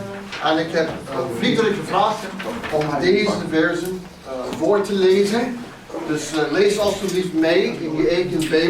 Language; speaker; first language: Dutch; non-native, fluent; English